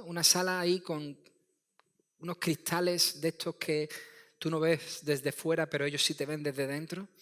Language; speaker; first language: Spanish; native; Spanish